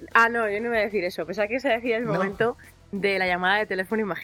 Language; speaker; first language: Spanish; native; Spanish